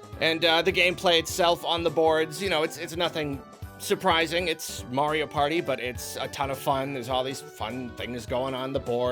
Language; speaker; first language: English; native; English